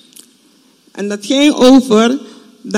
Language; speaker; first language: Dutch; non-native, fluent; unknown